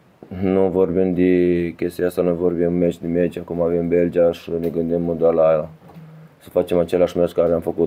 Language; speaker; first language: Romanian; early bilingual, heritage; Romanian